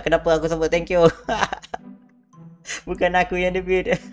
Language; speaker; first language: Malay; native; Malay